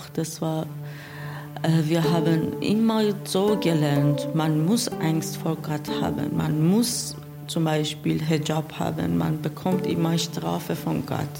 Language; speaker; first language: German; non-native, learner; Persian